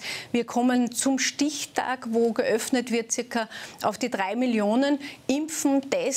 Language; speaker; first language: German; native; German